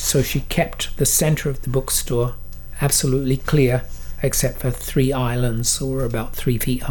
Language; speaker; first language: English; native; English